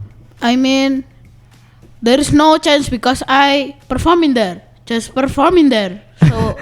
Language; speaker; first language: English; non-native, learner; Indonesian